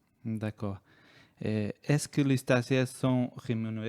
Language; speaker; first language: French; non-native, learner; Portuguese